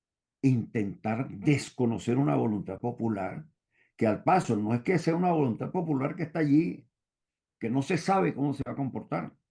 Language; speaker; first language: Spanish; native; Spanish